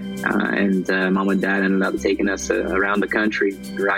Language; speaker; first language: English; native; English